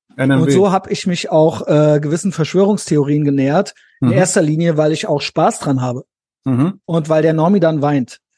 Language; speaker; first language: German; native; German